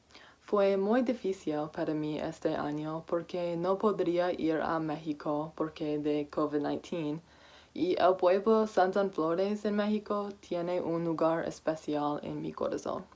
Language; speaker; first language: Spanish; non-native, learner; English